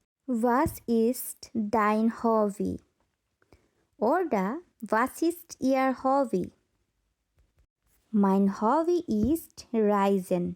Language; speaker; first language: German; non-native, learner; Bangla